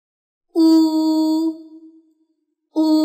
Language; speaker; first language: Chinese; native; Chinese